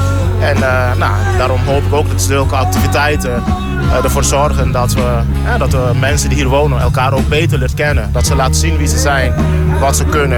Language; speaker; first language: Dutch; native; Dutch